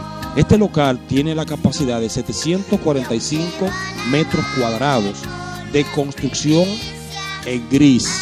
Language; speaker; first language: Spanish; native; Spanish